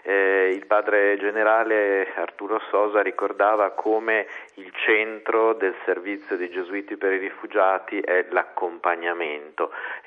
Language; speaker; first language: Italian; native; Italian